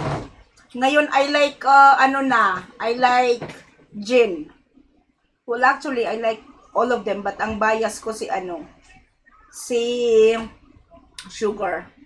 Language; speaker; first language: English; non-native, local second language; Filipino